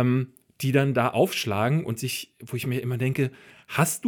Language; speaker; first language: German; native; German